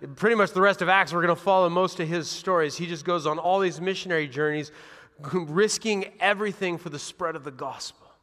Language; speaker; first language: English; native; English